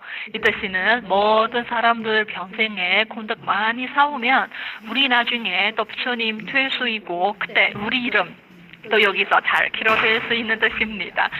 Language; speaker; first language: Korean; non-native, fluent; Chinese